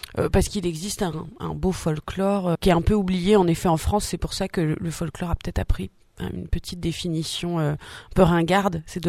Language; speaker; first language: French; native; French